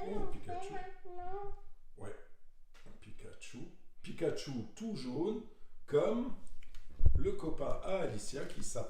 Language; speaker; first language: French; native; French